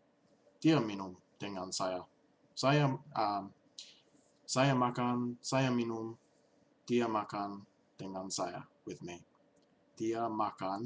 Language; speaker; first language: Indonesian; non-native, learner; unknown